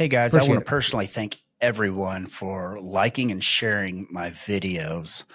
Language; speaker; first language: English; native; English